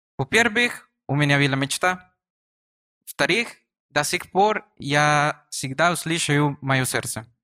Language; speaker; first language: Russian; non-native, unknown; Spanish